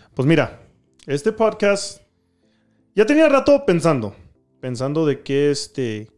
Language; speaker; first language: Spanish; early bilingual, heritage; Spanish